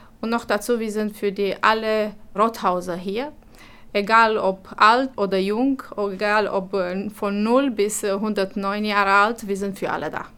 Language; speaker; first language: German; non-native, fluent; Romanian